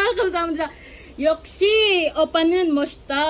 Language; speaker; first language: Korean; non-native, learner; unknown